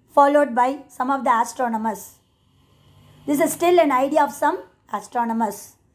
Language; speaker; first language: English; non-native, local second language; Tamil